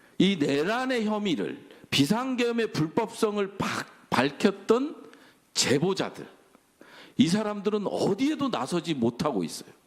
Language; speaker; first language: Korean; native; Korean